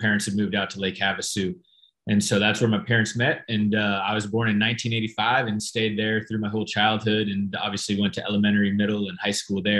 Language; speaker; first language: English; native; English